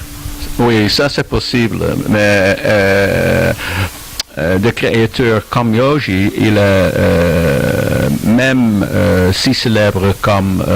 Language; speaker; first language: French; non-native, learner; Dutch